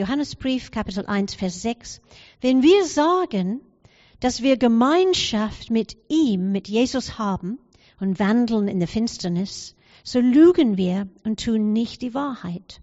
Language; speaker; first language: German; non-native, fluent; English